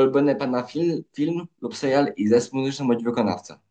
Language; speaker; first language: Polish; native; Polish